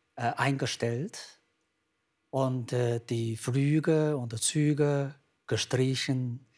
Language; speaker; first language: German; non-native, fluent; Chinese